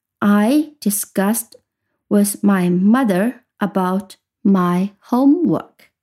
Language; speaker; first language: English; non-native, fluent; Chinese